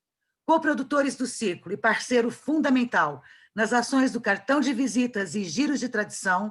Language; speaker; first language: Portuguese; native; Portuguese